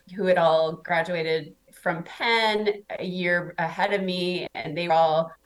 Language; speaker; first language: English; native; English